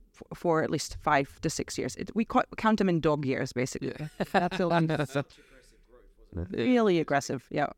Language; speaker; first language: English; non-native, fluent; Dutch